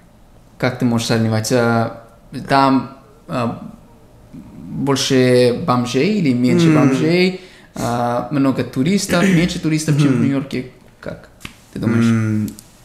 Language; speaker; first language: Russian; non-native, fluent; English